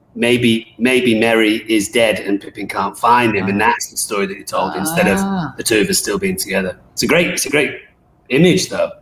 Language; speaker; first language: English; native; English